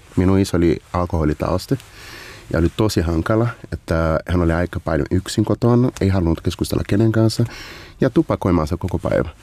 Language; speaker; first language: Finnish; non-native, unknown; Portuguese